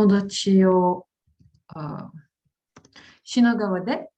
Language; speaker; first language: Japanese; non-native, learner; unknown